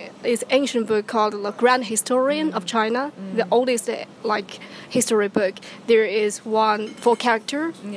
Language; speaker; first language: English; non-native, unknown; Chinese